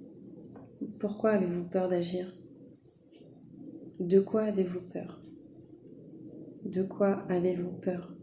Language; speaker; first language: French; native; French